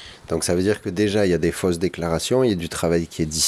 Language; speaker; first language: French; native; French